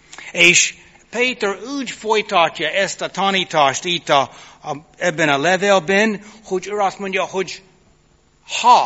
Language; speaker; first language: Hungarian; non-native, fluent; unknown